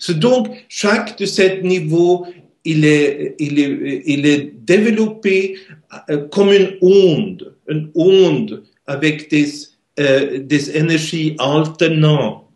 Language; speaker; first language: French; non-native, learner; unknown